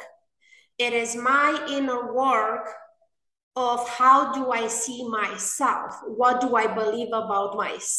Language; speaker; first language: English; non-native, fluent; Romanian